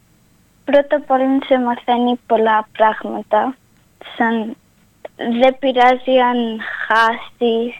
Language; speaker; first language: Greek; early bilingual, other home language; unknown